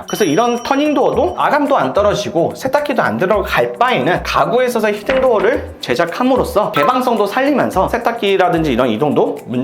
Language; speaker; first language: Korean; native; Korean